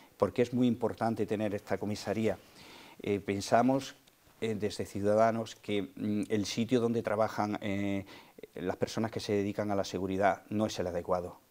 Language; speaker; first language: Spanish; native; Spanish